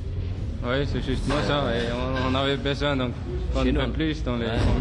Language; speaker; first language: French; non-native, fluent; Swedish